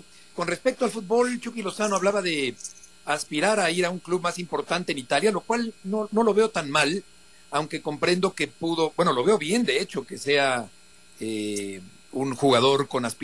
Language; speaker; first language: Spanish; native; Spanish